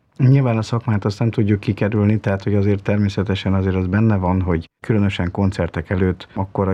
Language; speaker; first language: Hungarian; native; Hungarian